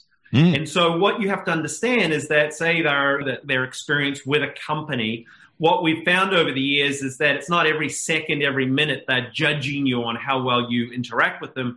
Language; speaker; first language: English; native; English